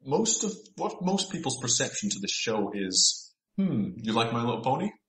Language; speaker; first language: English; native; English